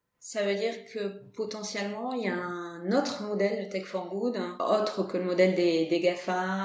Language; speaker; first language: French; native; French